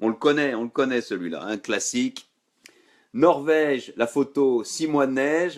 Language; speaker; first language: French; native; French